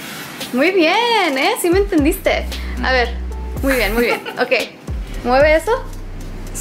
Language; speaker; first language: Spanish; early bilingual, heritage; English